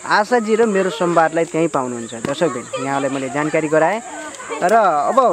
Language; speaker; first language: Nepali; native; Nepali